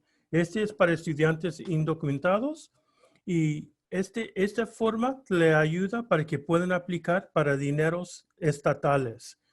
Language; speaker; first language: Spanish; early bilingual, heritage; Spanish